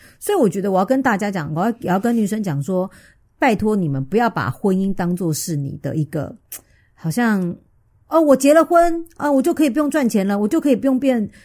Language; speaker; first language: Chinese; native; Chinese